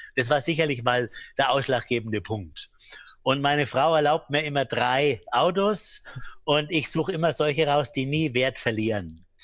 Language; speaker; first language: German; native; German